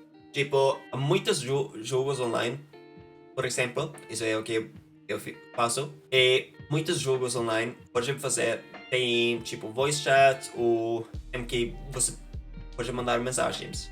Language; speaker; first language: Portuguese; non-native, fluent; Norwegian